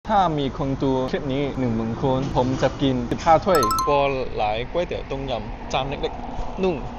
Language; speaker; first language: Thai; native; Thai